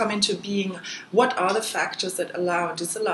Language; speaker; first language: English; non-native, fluent; German